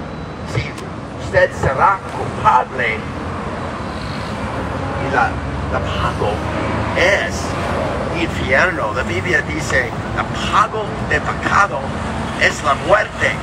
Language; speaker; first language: Spanish; non-native, learner; English